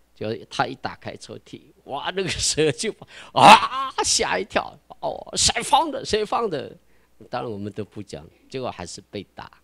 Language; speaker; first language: Chinese; non-native, local second language; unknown